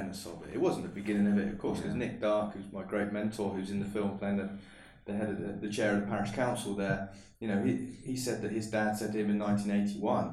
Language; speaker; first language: English; native; English